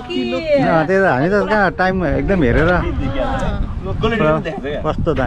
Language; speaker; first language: Nepali; native; Nepali